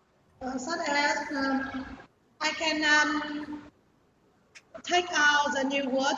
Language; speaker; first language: English; non-native, learner; Vietnamese